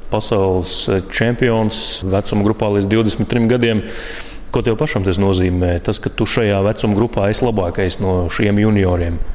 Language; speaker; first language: Latvian; native; Latvian